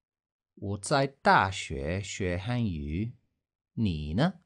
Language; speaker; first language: Chinese; non-native, learner; English